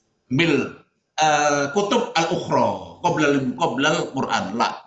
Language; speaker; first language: Arabic; non-native, fluent; Indonesian